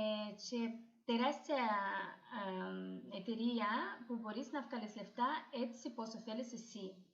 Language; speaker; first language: Greek; non-native, fluent; Russian